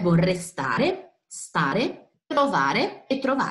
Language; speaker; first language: Italian; non-native, fluent; Portuguese